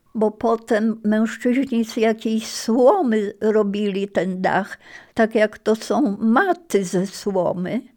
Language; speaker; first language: Polish; native; Polish